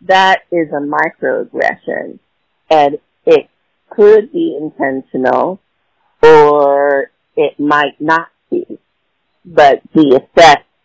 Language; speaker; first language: English; native; English